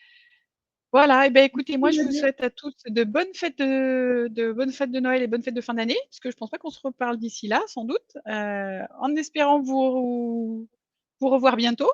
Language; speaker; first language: French; native; French